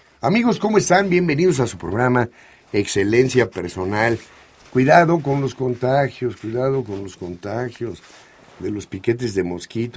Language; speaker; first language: Spanish; native; Spanish